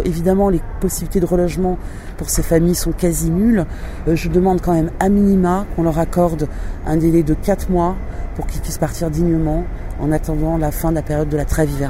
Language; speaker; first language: French; native; French